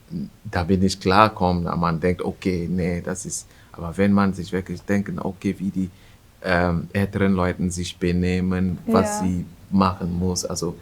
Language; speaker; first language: German; non-native, fluent; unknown